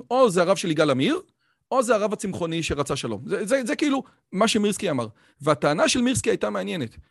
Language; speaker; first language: Hebrew; native; Hebrew